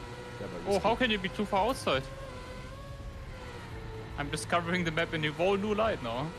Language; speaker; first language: English; non-native, fluent; German